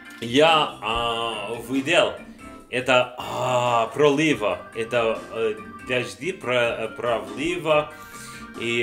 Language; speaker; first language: Russian; non-native, learner; English